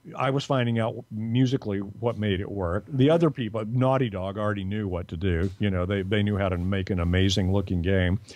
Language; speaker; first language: English; native; English